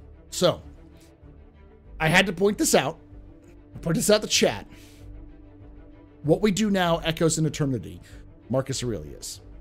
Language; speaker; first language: English; native; English